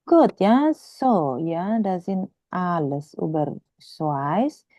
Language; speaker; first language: German; non-native, fluent; Indonesian